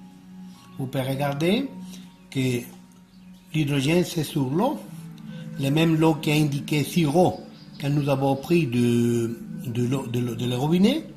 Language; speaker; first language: French; non-native, learner; Spanish